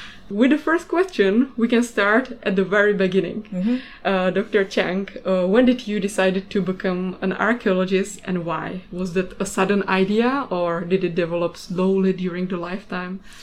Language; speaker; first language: English; non-native, fluent; Czech